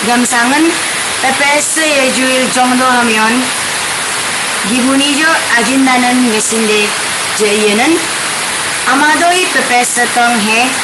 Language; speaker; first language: Korean; non-native, learner; Indonesian